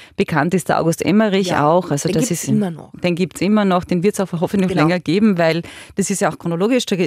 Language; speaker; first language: German; native; German